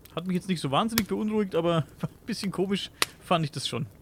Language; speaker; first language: German; native; German